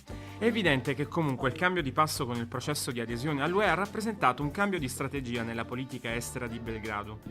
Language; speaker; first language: Italian; native; Italian